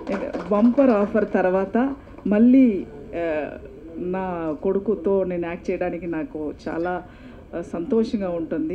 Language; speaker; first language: Telugu; non-native, fluent; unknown